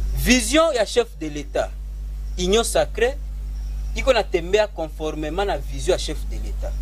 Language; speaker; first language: French; non-native, local second language; Swahili